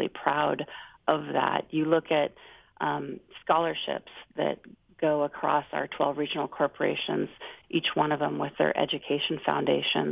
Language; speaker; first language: English; native; English